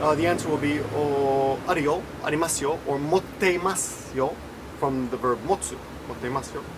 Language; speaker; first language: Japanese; non-native, fluent; English